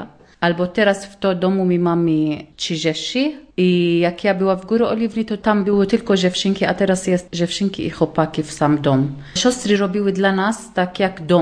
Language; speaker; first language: Polish; early bilingual, heritage; Arabic